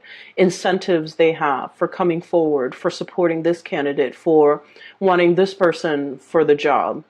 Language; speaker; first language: English; native; English